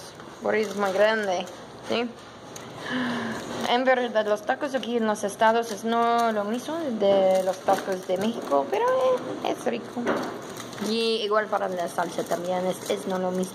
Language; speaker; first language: Spanish; non-native, learner; English